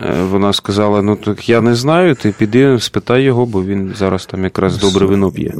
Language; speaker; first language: Ukrainian; native; Ukrainian